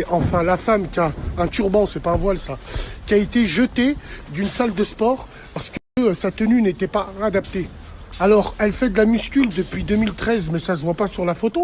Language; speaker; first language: French; native; French